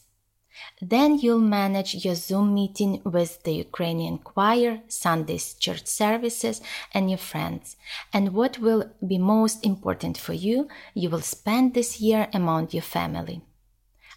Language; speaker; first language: English; non-native, learner; Ukrainian